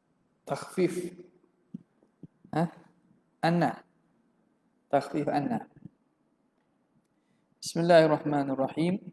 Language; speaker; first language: Arabic; non-native, fluent; Malay